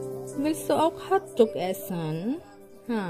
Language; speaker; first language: German; non-native, learner; Filipino